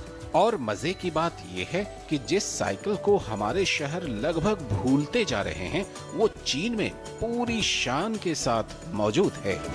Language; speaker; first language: Hindi; native; Hindi